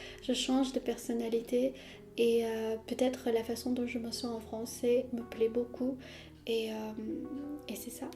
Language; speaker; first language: French; non-native, fluent; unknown